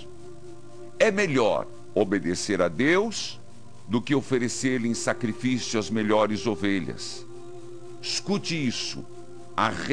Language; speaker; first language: Portuguese; native; Portuguese